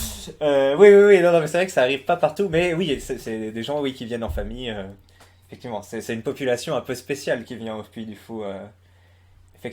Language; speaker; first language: French; native; French